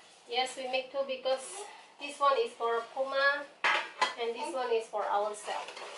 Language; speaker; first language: English; non-native, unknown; Indonesian